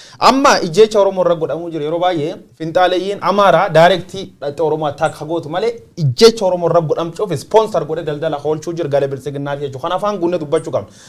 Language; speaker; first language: Oromo; native; Oromo